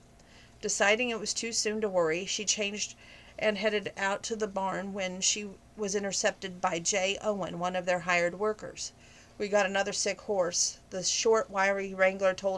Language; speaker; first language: English; native; English